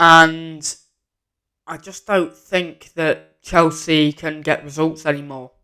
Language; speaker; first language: English; native; English